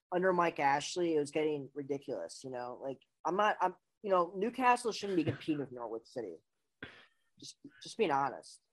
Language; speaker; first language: English; native; English